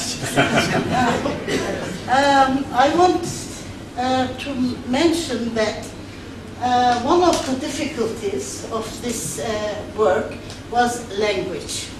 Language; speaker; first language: English; non-native, fluent; Turkish